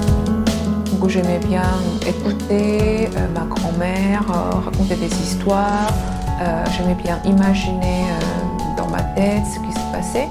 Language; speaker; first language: French; non-native, fluent; Korean